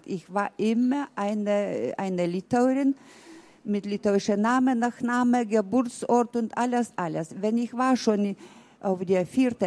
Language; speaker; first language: German; early bilingual, heritage; German